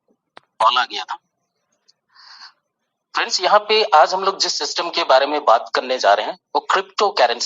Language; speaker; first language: Hindi; native; Hindi